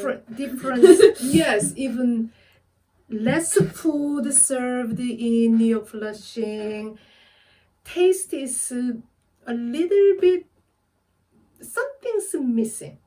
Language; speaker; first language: English; non-native, fluent; Korean